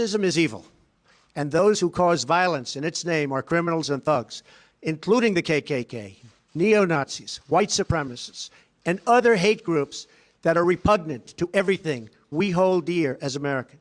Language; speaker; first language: English; native; English